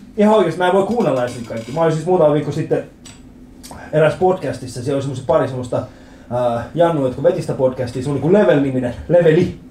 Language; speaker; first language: Finnish; early bilingual, other home language; Persian